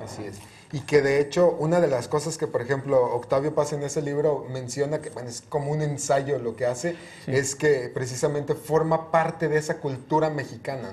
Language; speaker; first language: Spanish; native; Spanish